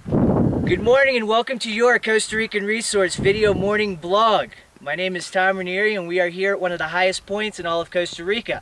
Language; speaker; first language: English; native; English